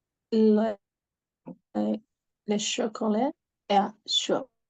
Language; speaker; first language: French; non-native, learner; Spanish